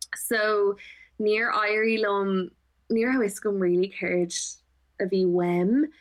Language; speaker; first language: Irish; non-native, local second language; English